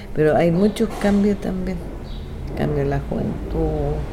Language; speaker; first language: Spanish; non-native, local second language; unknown